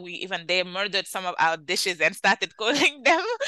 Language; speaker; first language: English; non-native, fluent; Wolof